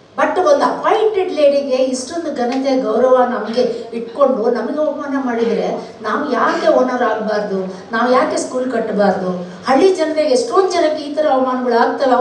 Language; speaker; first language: Kannada; non-native, local second language; Telugu